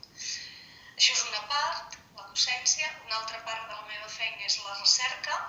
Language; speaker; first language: Catalan; non-native, local second language; Spanish